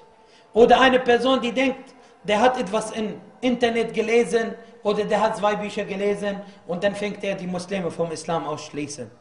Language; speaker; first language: German; non-native, fluent; Arabic